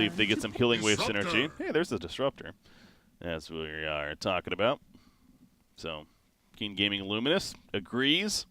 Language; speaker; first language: English; native; English